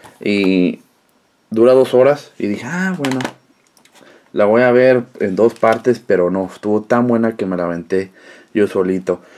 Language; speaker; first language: Spanish; early bilingual, heritage; Spanish